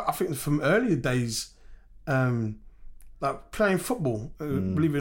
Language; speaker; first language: English; native; English